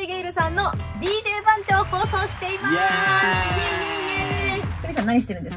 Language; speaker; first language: Japanese; native; Japanese